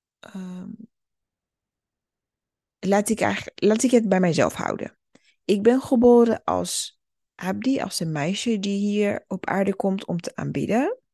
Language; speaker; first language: Dutch; early bilingual, other home language; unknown